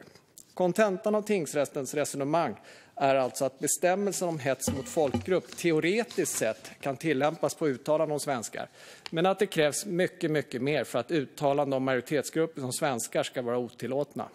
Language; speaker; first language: Swedish; native; Swedish